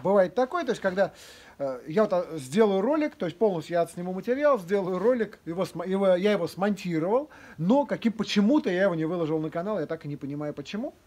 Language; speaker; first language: Russian; native; Russian